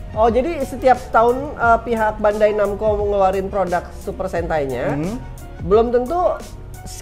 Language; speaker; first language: Indonesian; native; Indonesian